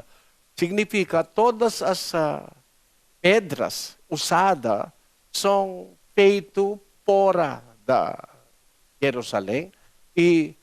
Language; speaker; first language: Portuguese; non-native, learner; Filipino